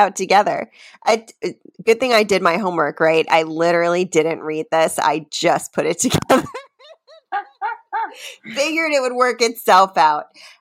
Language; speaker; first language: English; native; English